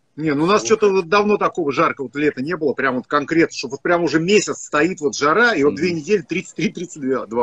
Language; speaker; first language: Russian; native; Russian